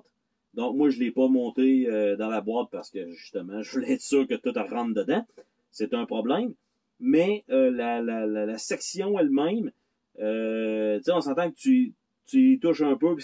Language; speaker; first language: French; native; French